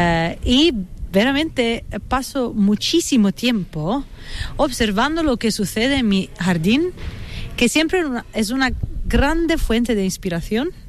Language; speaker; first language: Spanish; non-native, fluent; Italian